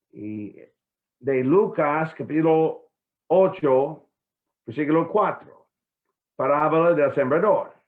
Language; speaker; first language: Spanish; non-native, fluent; English